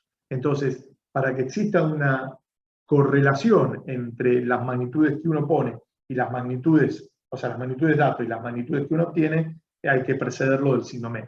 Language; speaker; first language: Spanish; native; Spanish